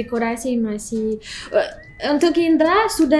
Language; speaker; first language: Indonesian; non-native, learner; French